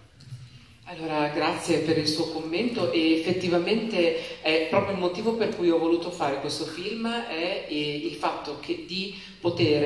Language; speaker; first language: Italian; native; Italian